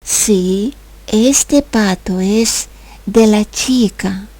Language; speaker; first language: Spanish; non-native, fluent; Ukrainian